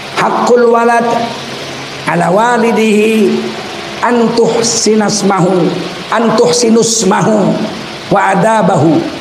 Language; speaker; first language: Indonesian; native; Indonesian